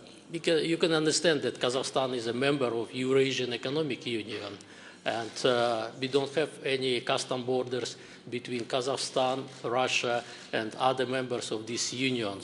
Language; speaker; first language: English; non-native, fluent; Kazakh